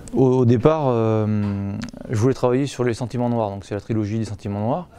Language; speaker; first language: French; native; French